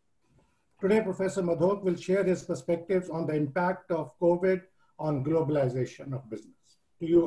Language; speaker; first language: English; native; English